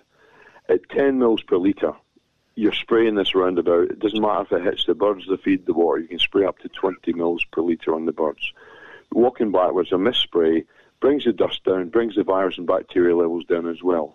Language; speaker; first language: English; native; English